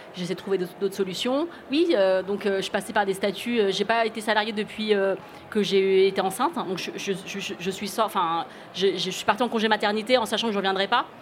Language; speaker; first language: French; early bilingual, other home language; Cantonese